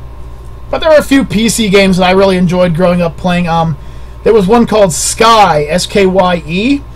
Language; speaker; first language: English; native; English